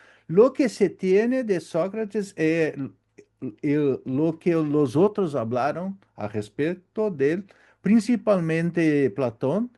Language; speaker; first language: Spanish; non-native, learner; Portuguese